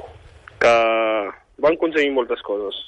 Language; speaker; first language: Catalan; non-native, fluent; Ukrainian